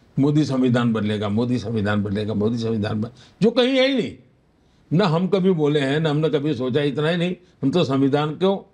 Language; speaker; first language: Hindi; non-native, local second language; Gujarati